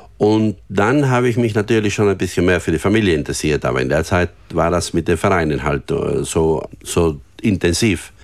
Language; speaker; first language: German; native; German